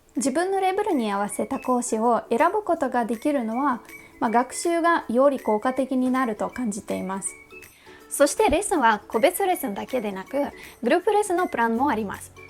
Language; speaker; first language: Japanese; non-native, fluent; Russian